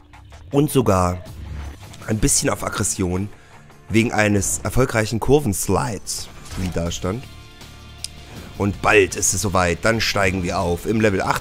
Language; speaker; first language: German; native; German